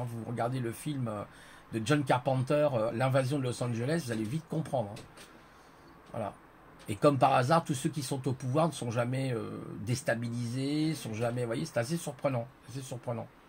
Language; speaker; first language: French; native; French